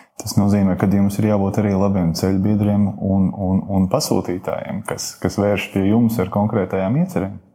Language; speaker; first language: Latvian; native; Latvian